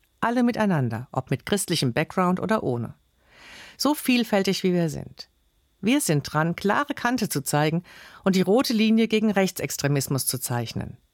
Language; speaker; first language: German; native; German